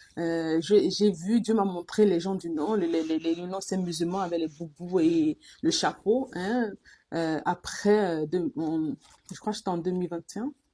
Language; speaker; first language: French; non-native, local second language; Duala